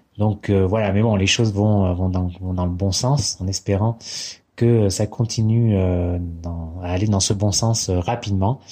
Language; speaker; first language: French; native; French